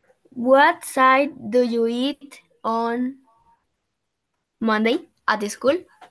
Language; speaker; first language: English; non-native, learner; Spanish